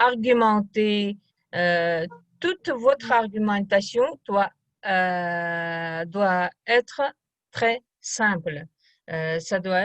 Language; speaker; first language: French; non-native, fluent; Kazakh